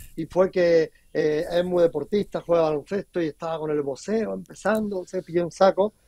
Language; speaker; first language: Spanish; native; Spanish